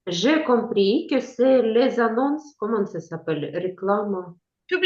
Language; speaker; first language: French; non-native, learner; Ukrainian